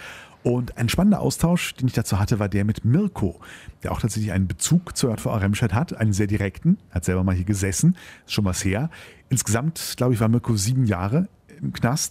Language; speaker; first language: German; native; German